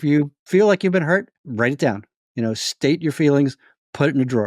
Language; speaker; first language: English; native; English